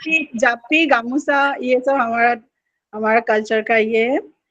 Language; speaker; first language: Hindi; non-native, local second language; Assamese